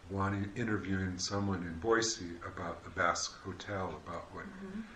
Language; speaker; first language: English; native; English